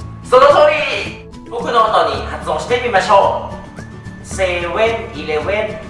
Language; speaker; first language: Japanese; non-native, fluent; Thai